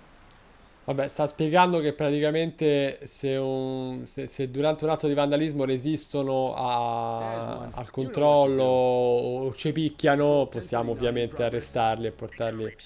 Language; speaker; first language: Italian; native; Italian